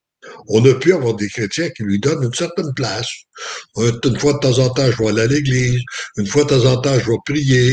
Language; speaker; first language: French; native; French